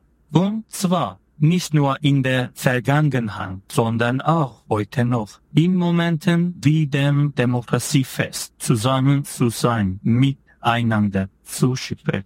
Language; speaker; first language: German; non-native, fluent; Turkish